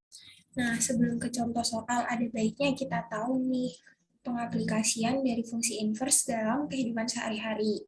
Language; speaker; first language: Indonesian; native; Indonesian